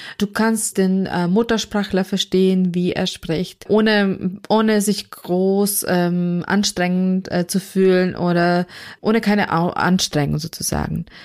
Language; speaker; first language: German; non-native, fluent; Ukrainian